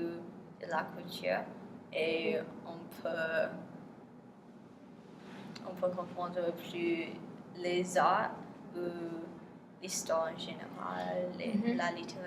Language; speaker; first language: French; non-native, learner; English